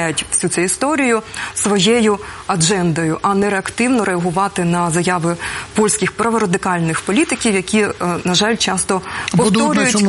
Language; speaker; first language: Ukrainian; native; Ukrainian